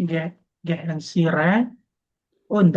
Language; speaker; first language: German; non-native, learner; Indonesian